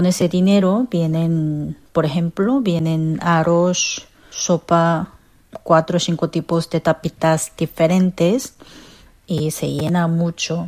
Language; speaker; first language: Spanish; early bilingual, other home language; Korean